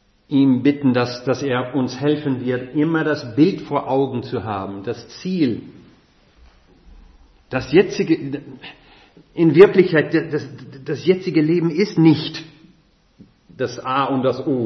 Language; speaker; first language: German; non-native, fluent; English